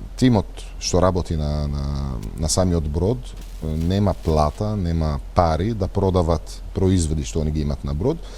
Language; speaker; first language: Macedonian; non-native, fluent; Arabic